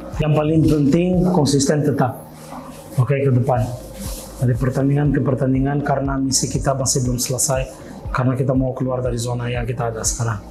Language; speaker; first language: Indonesian; non-native, fluent; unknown